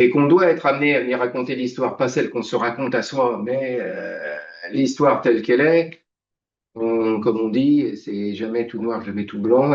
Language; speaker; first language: French; native; French